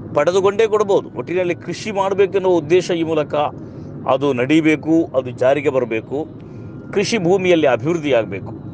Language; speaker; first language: Kannada; non-native, local second language; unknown